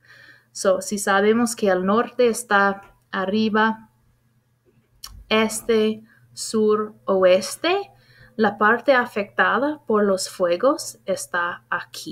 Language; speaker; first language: Spanish; non-native, fluent; English